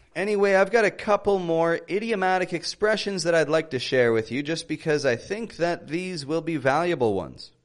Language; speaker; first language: English; native; English